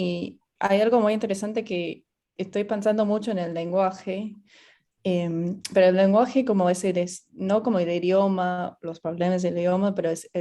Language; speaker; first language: Spanish; non-native, fluent; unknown